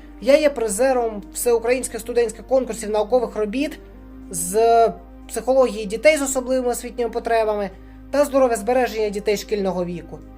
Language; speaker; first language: Ukrainian; native; Ukrainian